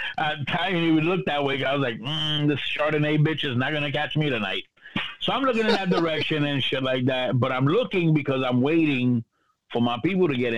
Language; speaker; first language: English; early bilingual, other home language; Spanish